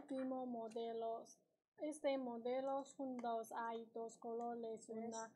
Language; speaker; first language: Spanish; non-native, learner; Chinese